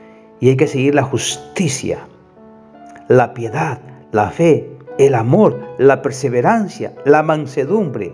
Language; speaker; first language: Spanish; native; Spanish